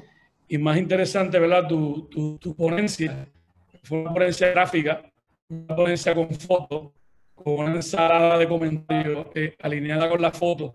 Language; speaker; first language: Spanish; native; Spanish